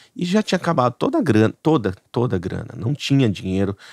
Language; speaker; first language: Portuguese; native; Portuguese